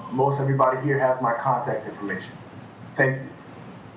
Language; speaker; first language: English; native; English